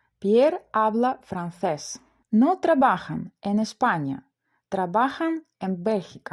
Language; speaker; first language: Spanish; non-native, fluent; Ukrainian